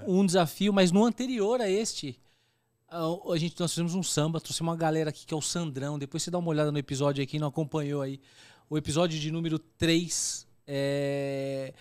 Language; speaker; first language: Portuguese; native; Portuguese